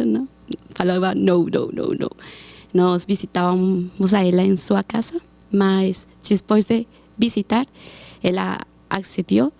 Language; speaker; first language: Portuguese; non-native, learner; Spanish